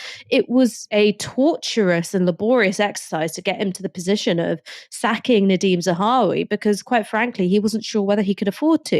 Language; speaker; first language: English; native; English